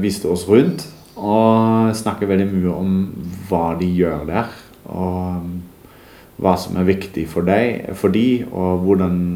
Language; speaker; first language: Norwegian; non-native, fluent; German